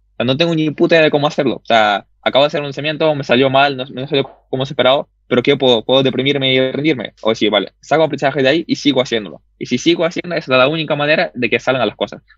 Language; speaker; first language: Spanish; early bilingual, other home language; Russian